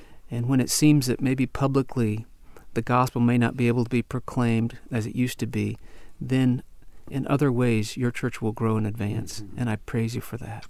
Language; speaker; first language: English; native; English